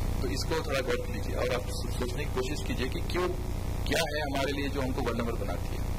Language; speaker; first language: Hindi; non-native, local second language; Marathi